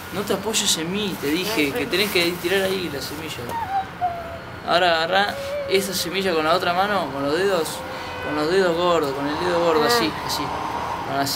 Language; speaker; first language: Spanish; native; Spanish